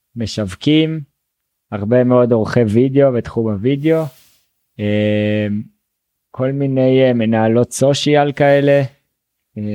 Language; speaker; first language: Hebrew; native; Hebrew